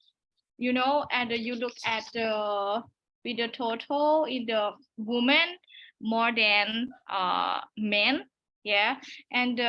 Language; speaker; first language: English; non-native, learner; Thai